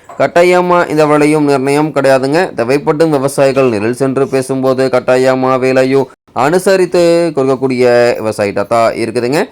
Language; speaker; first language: Tamil; native; Tamil